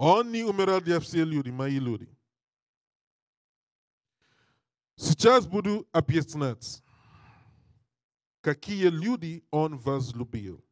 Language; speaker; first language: Russian; non-native, learner; English